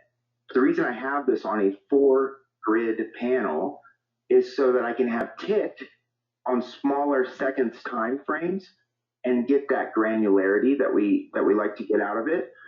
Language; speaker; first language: English; native; English